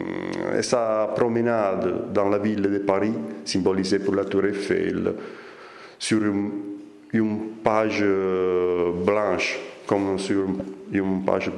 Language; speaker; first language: French; non-native, fluent; Italian